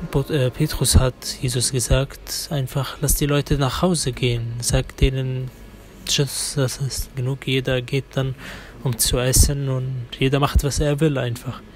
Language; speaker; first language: German; non-native, fluent; Arabic